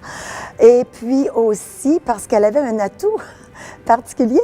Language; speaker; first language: French; native; French